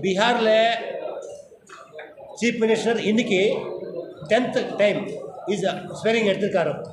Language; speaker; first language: Tamil; non-native, learner; Kannada